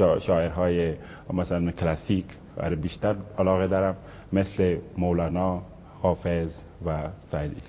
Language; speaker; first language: Persian; non-native, fluent; Wolof